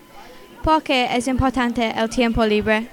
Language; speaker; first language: Spanish; non-native, learner; English